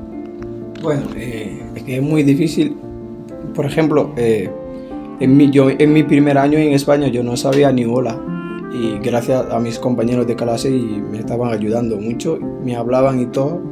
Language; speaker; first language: Spanish; non-native, learner; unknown